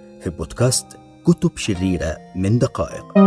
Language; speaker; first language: Arabic; native; Arabic